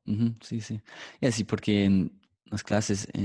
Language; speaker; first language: Spanish; non-native, fluent; English